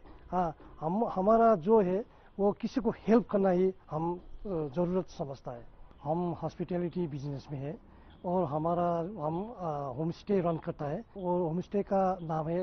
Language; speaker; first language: Hindi; non-native, local second language; Nepali